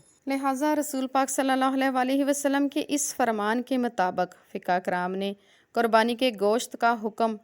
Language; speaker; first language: Urdu; native; Urdu